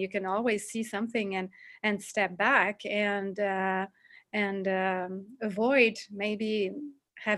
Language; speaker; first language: English; non-native, fluent; French